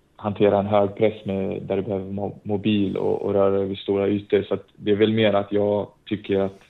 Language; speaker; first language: Swedish; native; Swedish